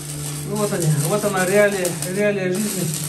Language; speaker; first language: Russian; native; Russian